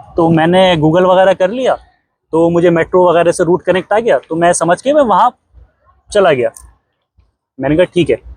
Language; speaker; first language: Hindi; native; Hindi